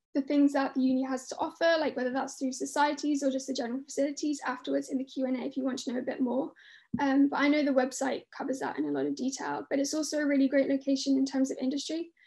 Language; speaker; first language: English; native; English